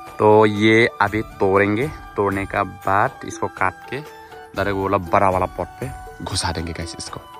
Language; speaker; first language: Hindi; non-native, local second language; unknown